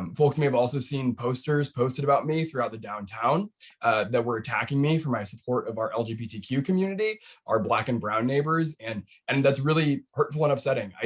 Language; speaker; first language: English; native; English